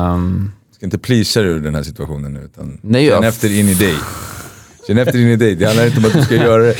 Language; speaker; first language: Swedish; native; Swedish